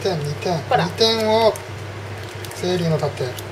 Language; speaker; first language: Japanese; native; Japanese